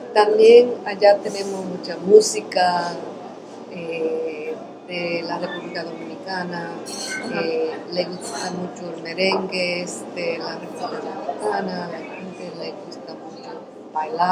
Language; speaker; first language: Spanish; early bilingual, other home language; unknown